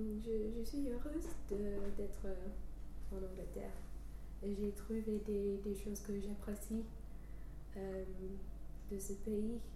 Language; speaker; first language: French; non-native, fluent; English